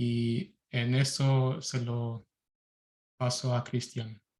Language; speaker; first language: Spanish; early bilingual, heritage; Spanish